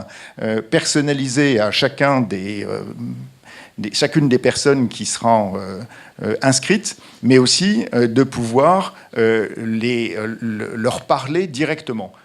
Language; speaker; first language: French; native; French